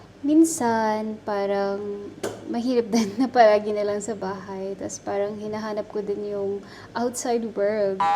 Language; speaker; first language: Filipino; native; Filipino